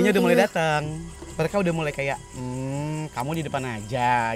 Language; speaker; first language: Indonesian; native; Indonesian